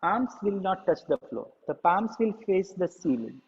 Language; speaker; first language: English; non-native, local second language; Marathi